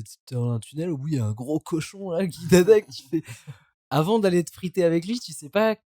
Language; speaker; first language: French; native; French